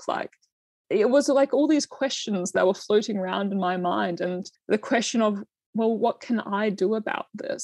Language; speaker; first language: English; native; English